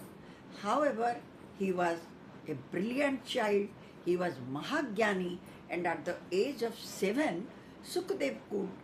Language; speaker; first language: English; non-native, local second language; Odia